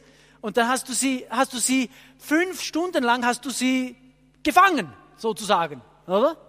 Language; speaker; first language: German; non-native, fluent; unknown